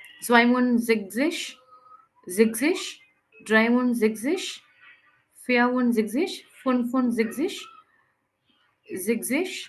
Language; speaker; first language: German; non-native, learner; Tamil